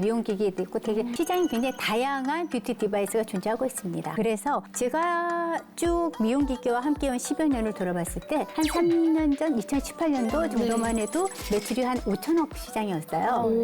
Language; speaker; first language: Korean; native; Korean